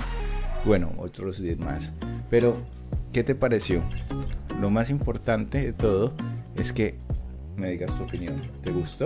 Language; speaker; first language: Spanish; native; Spanish